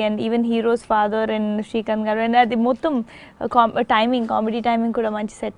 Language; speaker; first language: Telugu; non-native, fluent; Hindi